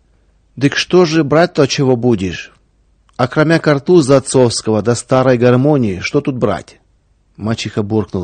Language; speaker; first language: Russian; native; Russian